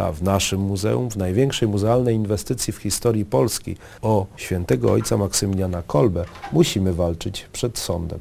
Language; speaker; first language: Polish; native; Polish